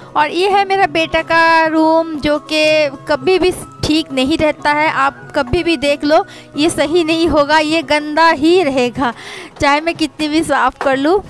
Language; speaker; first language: Hindi; non-native, local second language; Bangla